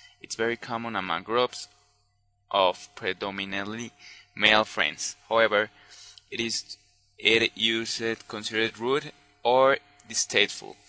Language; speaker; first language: English; non-native, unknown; Spanish